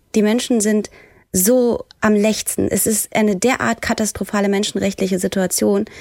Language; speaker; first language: German; early bilingual, other home language; Persian